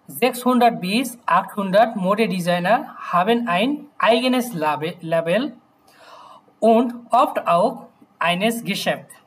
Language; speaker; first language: German; non-native, fluent; Bangla